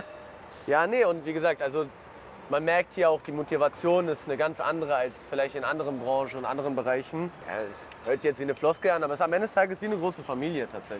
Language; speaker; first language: German; native; German